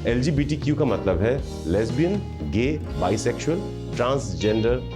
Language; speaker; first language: Hindi; native; Hindi